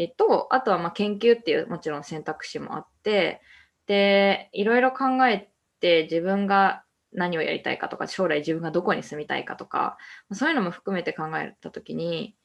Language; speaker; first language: Japanese; native; Japanese